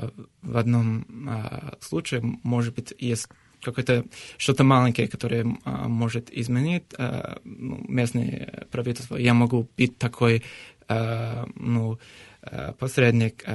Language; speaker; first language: Russian; non-native, fluent; English